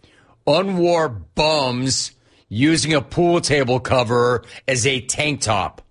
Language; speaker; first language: English; native; English